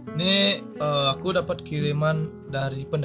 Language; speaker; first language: Indonesian; native; Indonesian